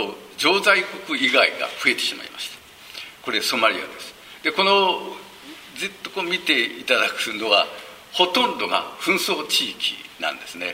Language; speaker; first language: Japanese; native; Japanese